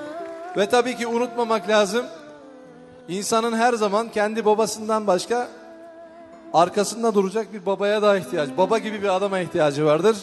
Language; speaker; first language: Turkish; native; Turkish